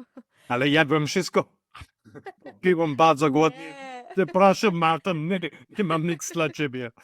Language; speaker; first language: Polish; non-native, learner; English